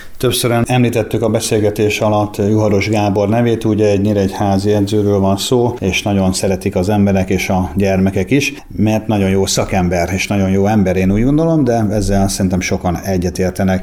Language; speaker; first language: Hungarian; native; Hungarian